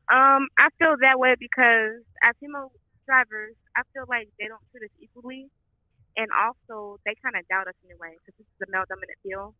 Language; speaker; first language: English; native; English